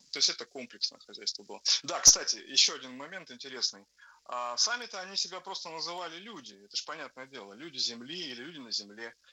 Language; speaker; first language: Russian; native; Russian